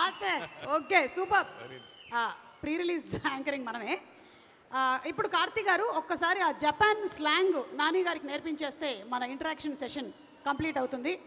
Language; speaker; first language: Telugu; native; Telugu